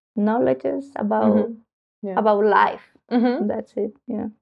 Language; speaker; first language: English; non-native, learner; Spanish